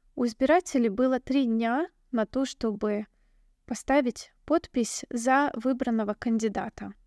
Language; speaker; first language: Russian; native; Russian